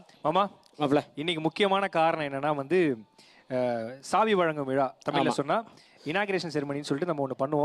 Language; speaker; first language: Tamil; native; Tamil